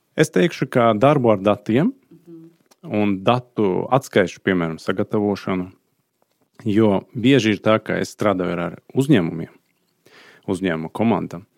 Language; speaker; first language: Latvian; non-native, fluent; Azerbaijani